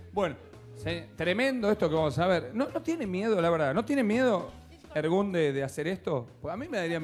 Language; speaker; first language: Spanish; native; Spanish